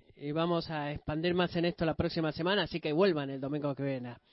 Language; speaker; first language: Spanish; non-native, fluent; Greek